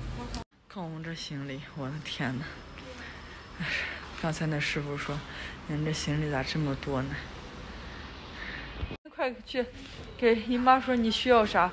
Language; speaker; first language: Chinese; native; Chinese